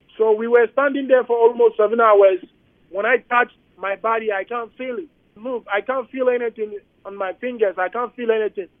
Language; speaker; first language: English; non-native, local second language; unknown